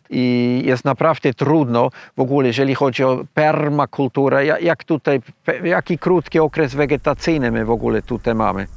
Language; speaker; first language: Polish; non-native, fluent; Swiss German